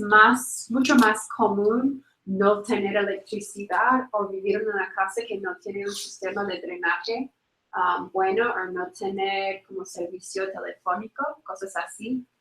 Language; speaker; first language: Spanish; non-native, fluent; English